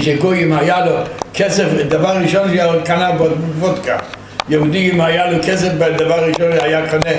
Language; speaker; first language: Hebrew; non-native, fluent; Yiddish